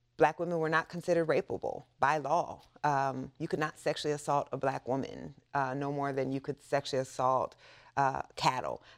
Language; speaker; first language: English; native; English